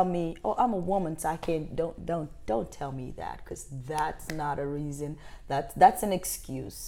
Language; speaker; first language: English; non-native, local second language; Wolof